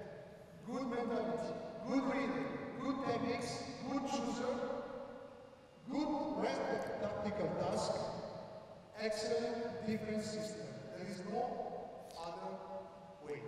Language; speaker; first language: English; non-native, learner; Italian